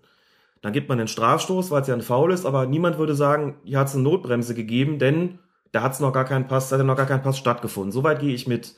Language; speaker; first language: German; native; German